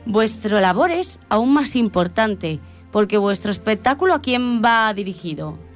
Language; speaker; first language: Spanish; non-native, local second language; Catalan